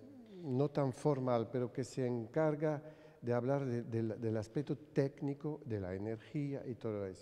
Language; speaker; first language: Spanish; non-native, fluent; French